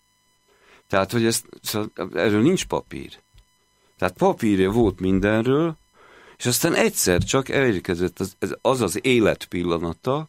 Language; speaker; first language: Hungarian; native; Hungarian